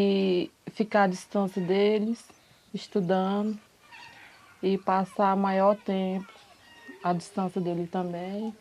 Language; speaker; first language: Portuguese; non-native, local second language; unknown